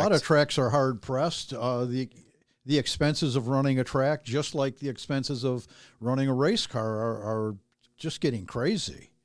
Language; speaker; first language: English; native; English